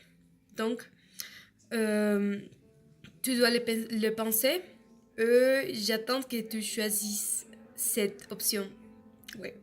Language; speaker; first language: French; non-native, learner; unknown